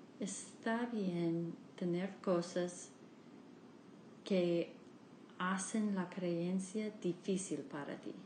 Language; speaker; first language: Spanish; non-native, learner; English